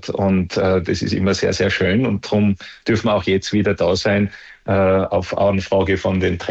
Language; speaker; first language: German; native; German